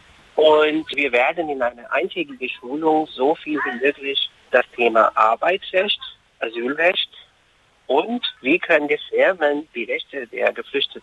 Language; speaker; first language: German; non-native, fluent; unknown